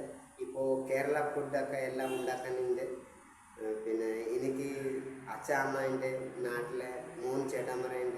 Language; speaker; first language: Malayalam; early bilingual, other home language; Odia